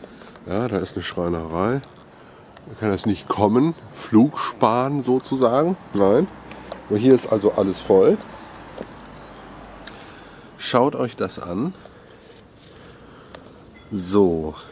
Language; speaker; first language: German; native; German